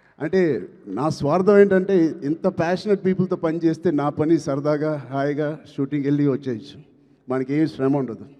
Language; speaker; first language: Telugu; native; Telugu